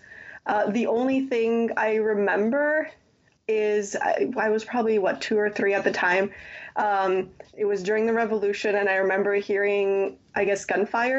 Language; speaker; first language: English; native; English